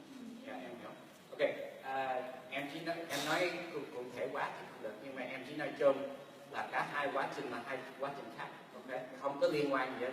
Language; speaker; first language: Vietnamese; early bilingual, heritage; Vietnamese